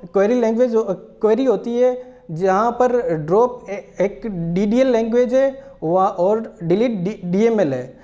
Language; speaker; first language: Hindi; native; Hindi